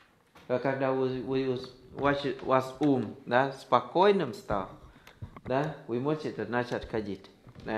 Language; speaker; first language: Russian; non-native, learner; Thai